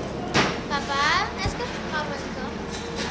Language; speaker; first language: French; native; French